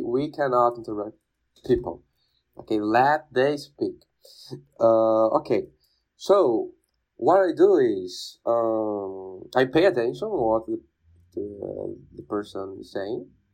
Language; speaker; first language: English; non-native, fluent; Portuguese